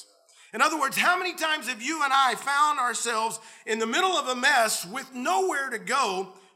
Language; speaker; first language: English; native; English